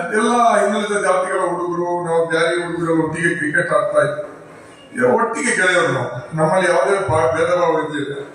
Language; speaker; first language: Kannada; non-native, local second language; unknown